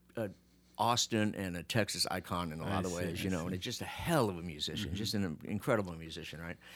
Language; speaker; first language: English; native; English